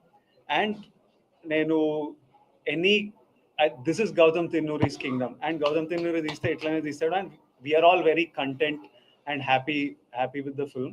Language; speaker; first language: Telugu; native; Telugu